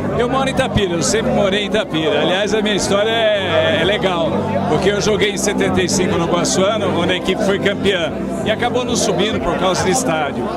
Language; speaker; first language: Portuguese; native; Portuguese